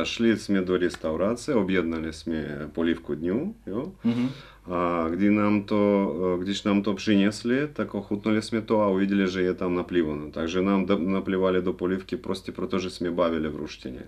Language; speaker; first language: Czech; non-native, learner; Russian